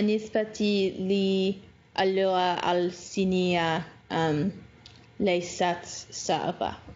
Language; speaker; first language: Arabic; non-native, learner; English